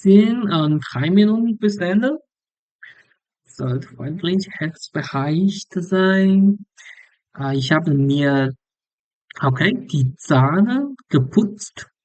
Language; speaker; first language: German; non-native, learner; English